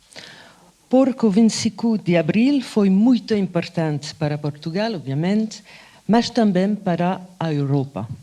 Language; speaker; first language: Portuguese; non-native, fluent; French